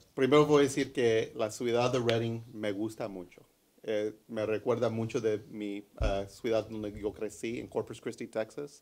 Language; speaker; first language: Spanish; early bilingual, heritage; English